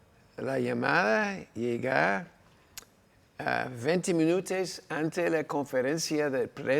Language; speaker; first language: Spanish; non-native, learner; English